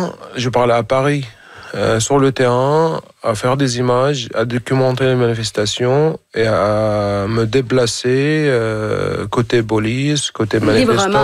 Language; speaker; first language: French; non-native, fluent; Arabic